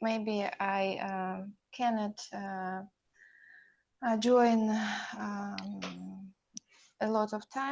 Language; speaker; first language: English; non-native, learner; Russian